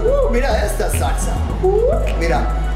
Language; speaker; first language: Spanish; non-native, learner; English